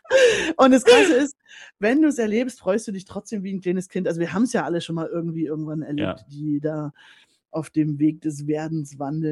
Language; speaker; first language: German; native; German